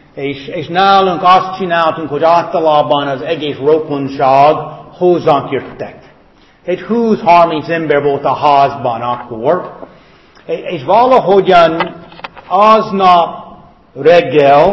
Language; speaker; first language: Hungarian; non-native, fluent; English